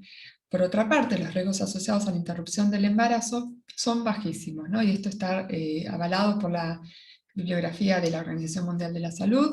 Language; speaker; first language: Spanish; native; Spanish